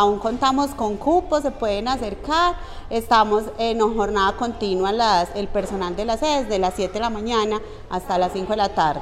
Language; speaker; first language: Spanish; native; Spanish